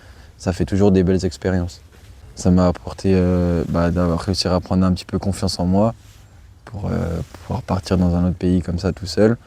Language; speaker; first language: French; native; French